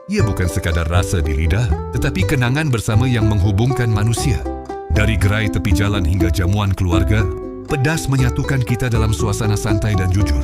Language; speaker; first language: Malay; native; Malay